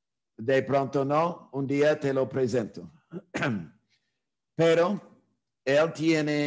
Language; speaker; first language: Spanish; non-native, fluent; English